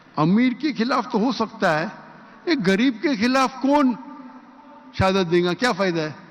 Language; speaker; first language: Urdu; non-native, local second language; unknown